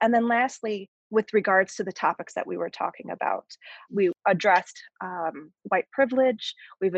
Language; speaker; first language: English; native; English